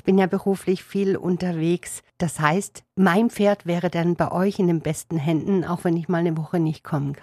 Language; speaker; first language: German; native; German